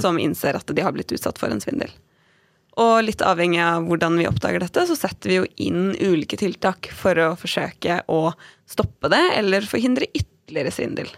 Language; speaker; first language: Norwegian; native; Norwegian